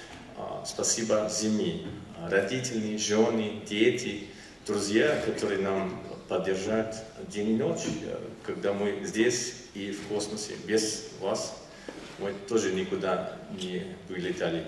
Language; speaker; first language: Russian; non-native, learner; German